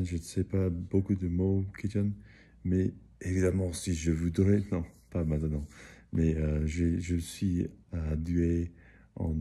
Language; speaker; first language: French; early bilingual, heritage; English